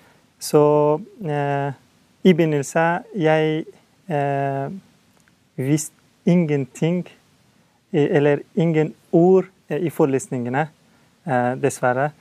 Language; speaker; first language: Norwegian; non-native, learner; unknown